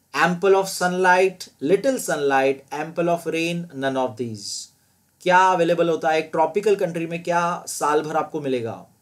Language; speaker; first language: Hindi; non-native, local second language; Gujarati